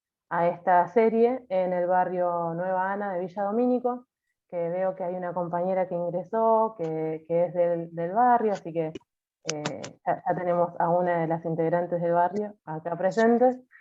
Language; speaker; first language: Spanish; native; Spanish